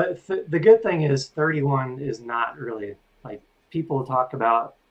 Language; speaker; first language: English; native; English